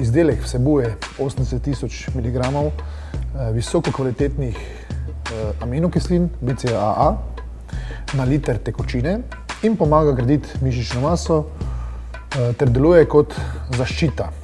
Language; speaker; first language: Slovenian; native; Slovenian